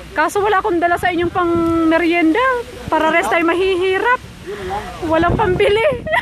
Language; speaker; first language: Filipino; non-native, local second language; Bikol